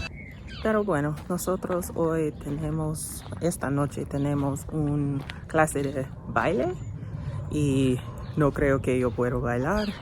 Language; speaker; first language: Spanish; non-native, learner; English